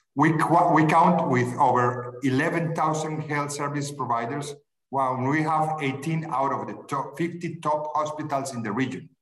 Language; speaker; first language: English; non-native, fluent; Spanish